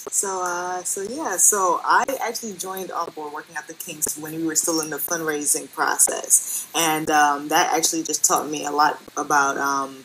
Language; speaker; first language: English; native; English